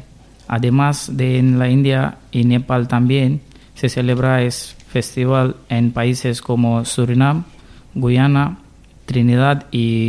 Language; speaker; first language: Spanish; non-native, learner; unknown